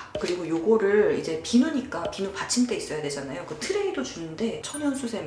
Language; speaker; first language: Korean; native; Korean